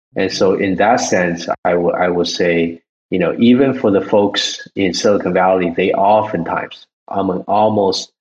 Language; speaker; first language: English; early bilingual, other home language; Chinese